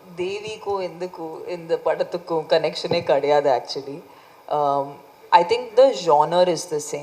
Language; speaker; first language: Tamil; non-native, fluent; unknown